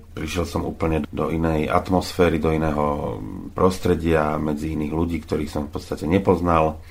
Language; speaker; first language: Slovak; native; Slovak